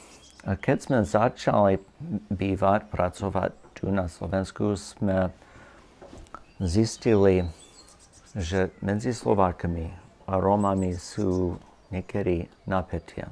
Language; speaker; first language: Slovak; non-native, fluent; English